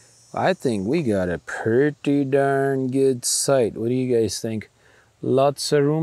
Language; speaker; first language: English; native; English